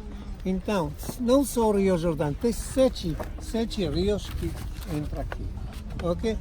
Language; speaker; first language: Portuguese; non-native, learner; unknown